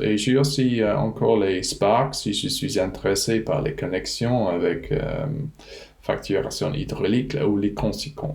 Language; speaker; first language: French; non-native, fluent; English